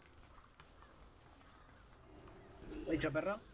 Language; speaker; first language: Spanish; native; Spanish